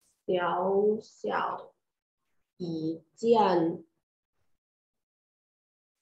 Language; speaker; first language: Chinese; non-native, learner; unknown